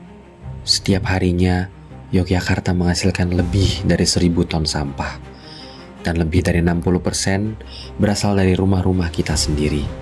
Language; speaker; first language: Indonesian; native; Indonesian